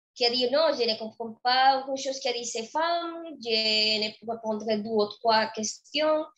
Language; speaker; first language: French; non-native, fluent; Spanish